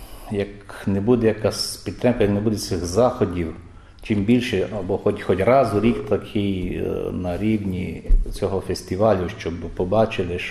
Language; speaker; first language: Ukrainian; early bilingual, heritage; Ukrainian